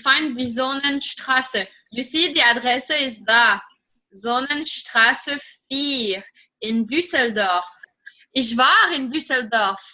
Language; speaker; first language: German; non-native, fluent; French